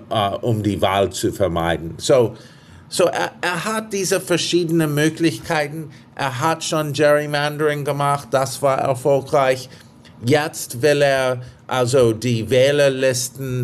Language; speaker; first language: German; non-native, fluent; English